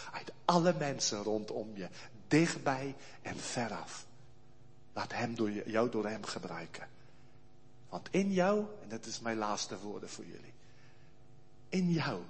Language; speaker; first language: Dutch; non-native, fluent; Afrikaans